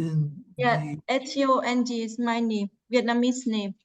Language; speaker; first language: English; non-native, fluent; Vietnamese